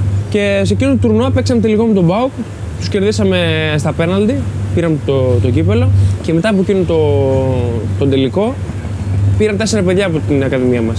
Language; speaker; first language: Greek; native; Greek